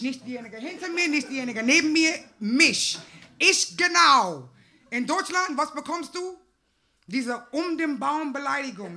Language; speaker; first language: German; non-native, fluent; English